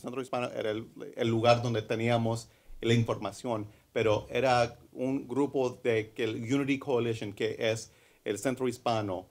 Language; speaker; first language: Spanish; early bilingual, heritage; English